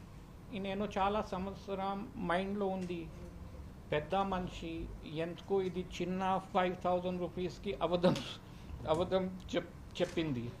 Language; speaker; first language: Telugu; early bilingual, heritage; Telugu